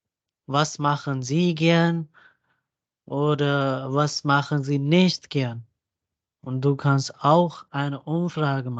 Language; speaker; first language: German; non-native, fluent; Urdu